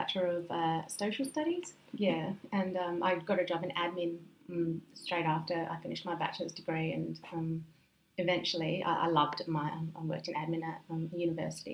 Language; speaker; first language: English; native; English